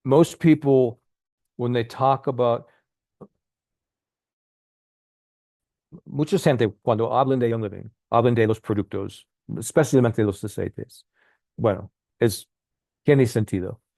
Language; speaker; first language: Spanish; non-native, learner; English